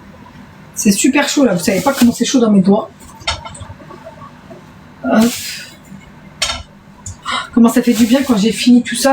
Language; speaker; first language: French; native; French